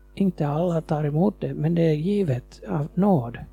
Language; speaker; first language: Swedish; non-native, fluent; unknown